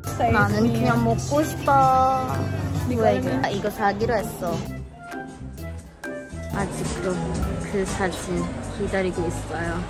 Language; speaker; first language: Korean; non-native, learner; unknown